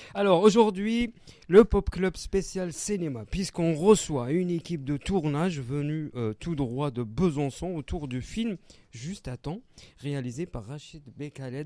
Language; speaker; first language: French; native; French